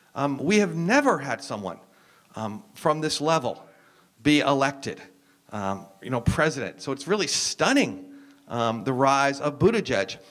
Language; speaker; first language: English; native; English